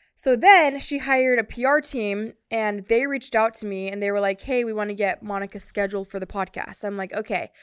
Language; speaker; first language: English; native; English